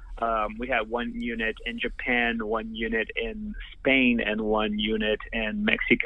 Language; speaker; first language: English; non-native, fluent; Portuguese